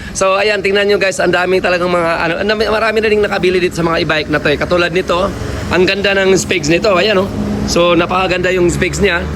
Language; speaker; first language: Filipino; native; Filipino